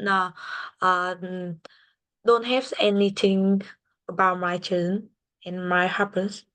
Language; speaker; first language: English; non-native, learner; Vietnamese